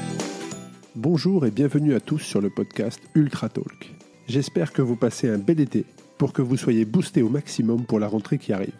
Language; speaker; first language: French; native; French